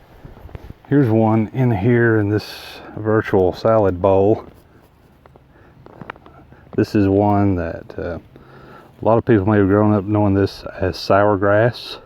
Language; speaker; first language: English; native; English